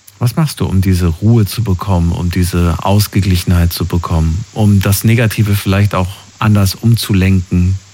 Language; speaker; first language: German; native; German